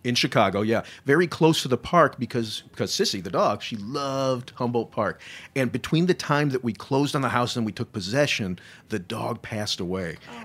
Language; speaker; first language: English; native; English